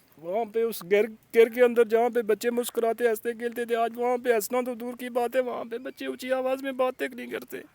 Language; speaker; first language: Urdu; non-native, local second language; Pahari-Potwari